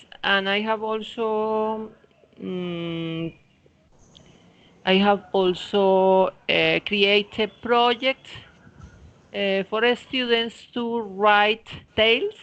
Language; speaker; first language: English; non-native, fluent; Spanish